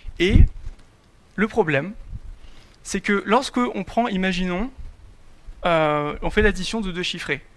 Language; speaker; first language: French; native; French